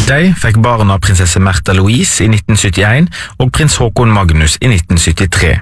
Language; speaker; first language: Norwegian; native; Norwegian